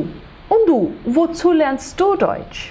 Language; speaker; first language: German; non-native, fluent; Portuguese